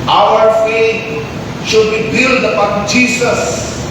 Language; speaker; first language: English; non-native, local second language; Filipino